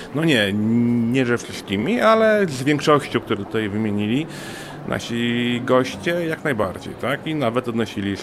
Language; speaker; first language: Polish; native; Polish